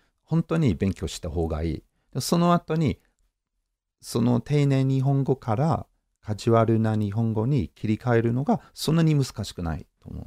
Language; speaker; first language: Japanese; non-native, fluent; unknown